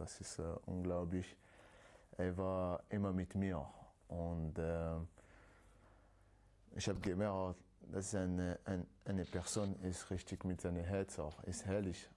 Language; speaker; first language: German; non-native, learner; French